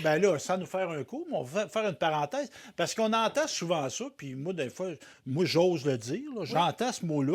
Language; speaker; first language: French; native; French